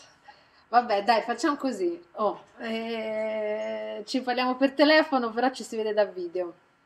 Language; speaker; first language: Italian; native; Italian